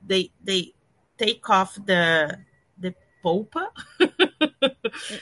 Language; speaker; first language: English; non-native, learner; Portuguese